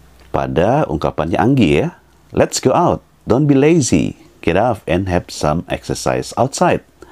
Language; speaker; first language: English; non-native, fluent; Indonesian